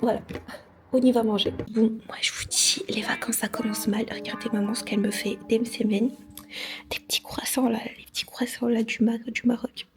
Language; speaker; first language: French; non-native, local second language; Arabic